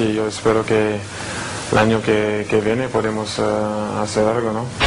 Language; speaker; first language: Spanish; non-native, fluent; French